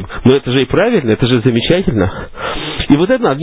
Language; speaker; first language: Russian; native; Russian